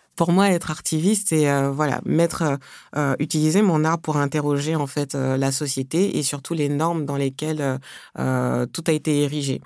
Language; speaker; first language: French; early bilingual, other home language; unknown